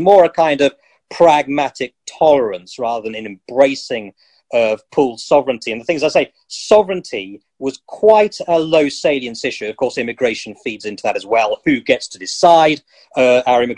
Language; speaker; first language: English; native; English